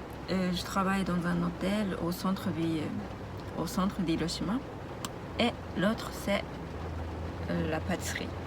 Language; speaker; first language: French; non-native, learner; Japanese